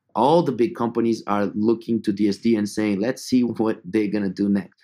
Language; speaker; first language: English; non-native, fluent; Portuguese